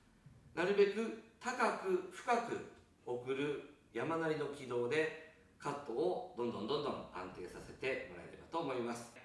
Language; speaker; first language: Japanese; native; Japanese